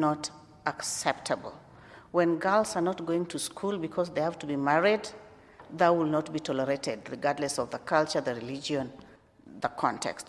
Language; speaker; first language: English; non-native, local second language; Luo (Kenya and Tanzania)